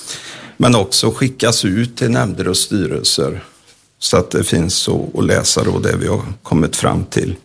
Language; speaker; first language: Swedish; native; Swedish